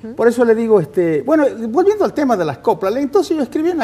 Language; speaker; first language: Spanish; native; Spanish